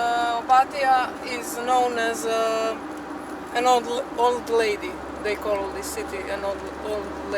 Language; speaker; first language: English; non-native, fluent; Croatian